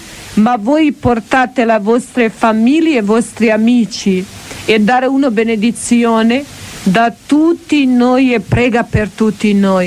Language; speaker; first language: Italian; non-native, learner; Croatian